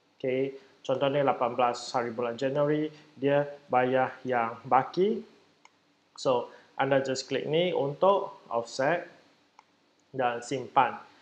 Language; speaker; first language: Malay; native; Malay